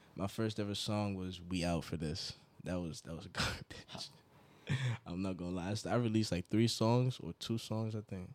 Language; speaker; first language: English; non-native, local second language; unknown